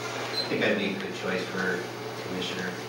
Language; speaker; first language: English; native; English